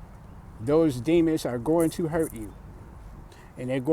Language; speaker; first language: English; native; English